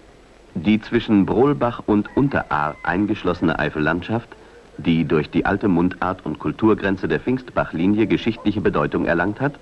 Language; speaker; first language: German; native; German